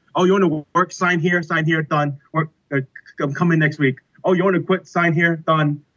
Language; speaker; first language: English; non-native, local second language; Cantonese